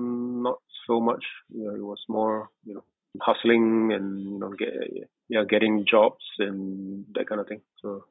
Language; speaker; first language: English; native; English